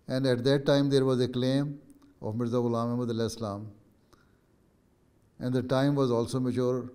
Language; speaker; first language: English; non-native, local second language; Urdu